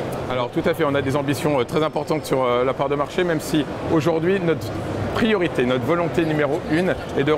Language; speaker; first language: French; native; French